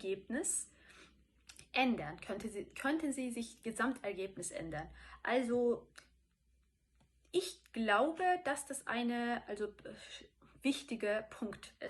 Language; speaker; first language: German; non-native, fluent; Turkish